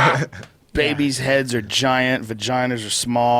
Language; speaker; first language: English; native; English